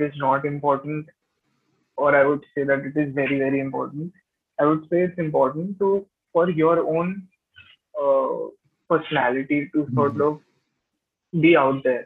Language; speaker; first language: English; non-native, local second language; Hindi